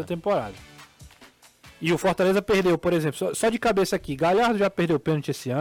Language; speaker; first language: Portuguese; native; Portuguese